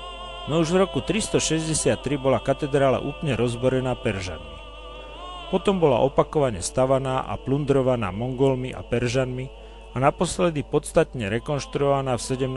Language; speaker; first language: Slovak; native; Slovak